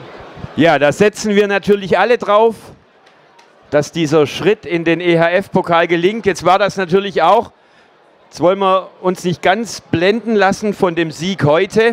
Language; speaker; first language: German; native; German